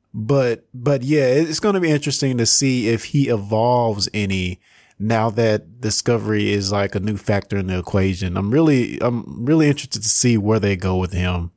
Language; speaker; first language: English; native; English